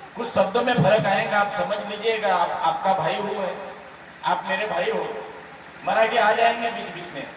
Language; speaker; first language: Hindi; non-native, local second language; Marathi